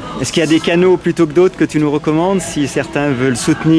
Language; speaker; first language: French; native; French